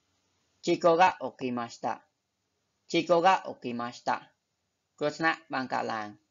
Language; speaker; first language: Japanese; non-native, fluent; Khmer